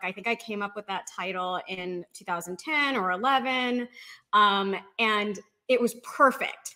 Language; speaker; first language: English; native; English